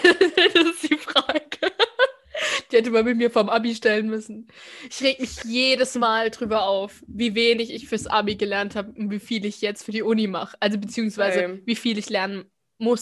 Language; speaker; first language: German; native; German